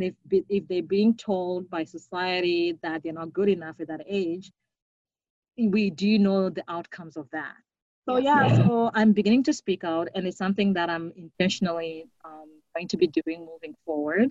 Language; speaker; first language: English; non-native, local second language; Shona